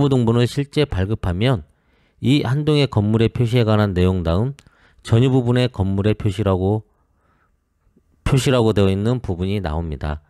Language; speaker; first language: Korean; native; Korean